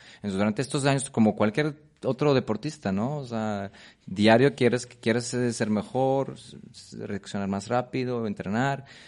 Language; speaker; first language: Spanish; non-native, fluent; Polish